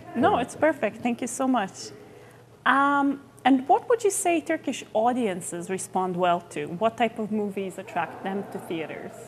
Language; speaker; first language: English; non-native, fluent; Croatian